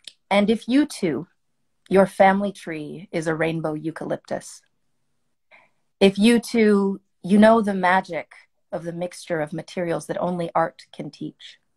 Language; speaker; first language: English; early bilingual, other home language; French